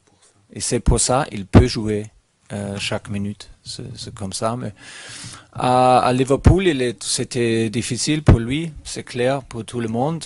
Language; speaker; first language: French; non-native, learner; German